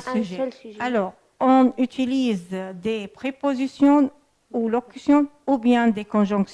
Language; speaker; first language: French; non-native, fluent; Arabic